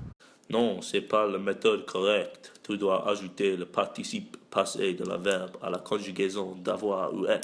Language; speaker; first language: French; non-native, learner; English